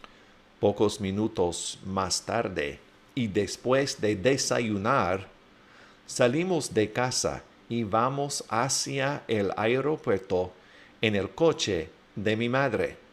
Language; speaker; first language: Spanish; non-native, fluent; English